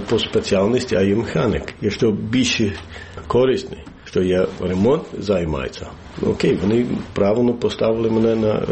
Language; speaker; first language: Ukrainian; early bilingual, heritage; English